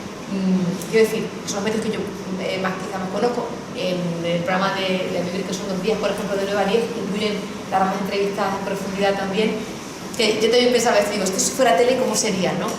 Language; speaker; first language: Spanish; native; Spanish